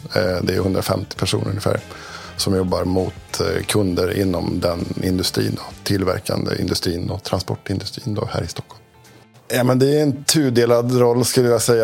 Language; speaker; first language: Swedish; native; Swedish